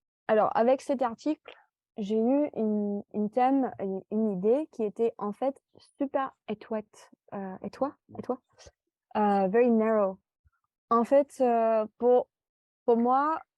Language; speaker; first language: French; non-native, fluent; English